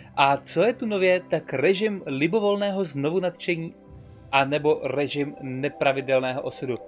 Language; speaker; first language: Czech; native; Czech